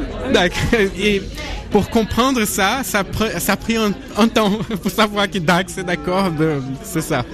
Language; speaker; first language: French; non-native, learner; Portuguese